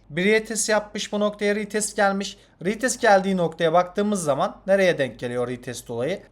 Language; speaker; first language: Turkish; non-native, fluent; Azerbaijani